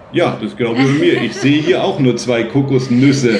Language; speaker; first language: German; native; German